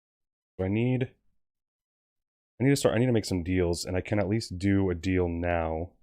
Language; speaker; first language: English; native; English